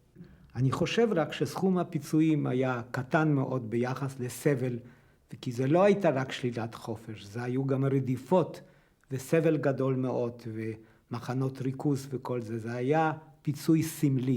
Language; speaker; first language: Hebrew; non-native, fluent; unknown